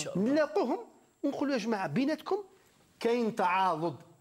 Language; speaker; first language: French; non-native, local second language; Arabic